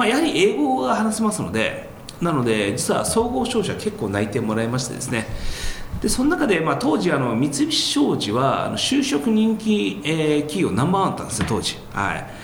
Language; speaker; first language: Japanese; early bilingual, heritage; Japanese